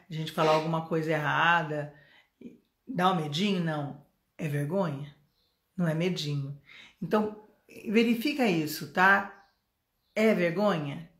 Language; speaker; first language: Portuguese; native; Portuguese